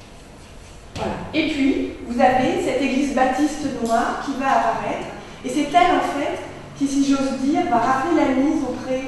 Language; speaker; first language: French; native; French